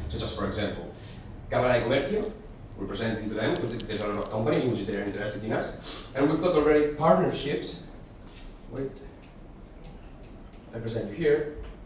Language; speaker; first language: English; non-native, fluent; Spanish